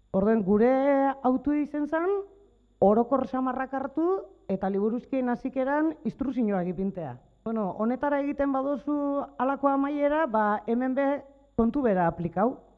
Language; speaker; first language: Basque; native; Basque